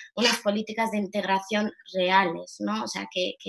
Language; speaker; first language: Spanish; early bilingual, heritage; Arabic